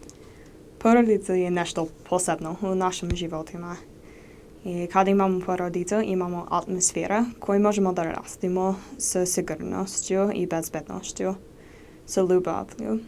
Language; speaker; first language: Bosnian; non-native, learner; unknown